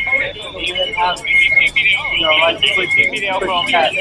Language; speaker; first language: English; non-native, learner; Japanese